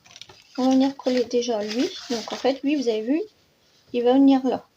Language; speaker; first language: French; native; French